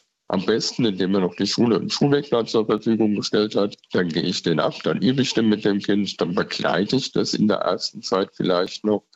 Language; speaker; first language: German; native; German